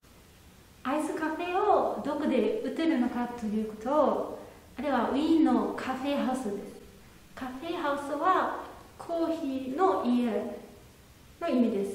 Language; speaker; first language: Japanese; non-native, fluent; German